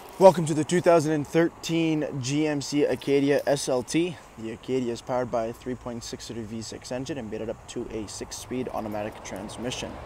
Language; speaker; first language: English; native; English